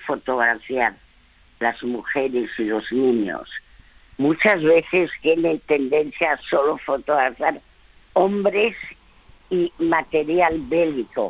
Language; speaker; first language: Spanish; early bilingual, other home language; French